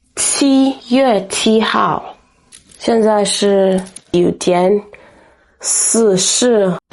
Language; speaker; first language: Chinese; non-native, learner; English